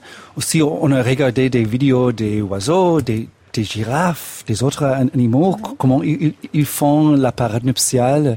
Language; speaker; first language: French; non-native, fluent; English